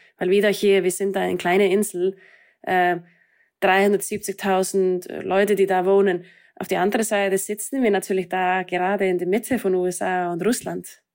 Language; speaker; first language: German; non-native, fluent; Icelandic